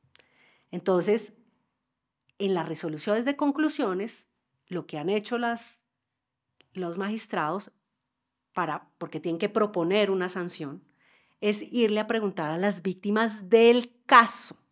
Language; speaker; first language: Spanish; native; Spanish